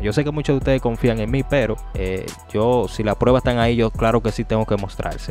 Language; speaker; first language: Spanish; native; Spanish